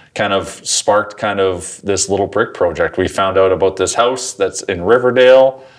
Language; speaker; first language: English; native; English